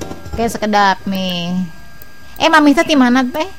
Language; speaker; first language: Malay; non-native, local second language; Sundanese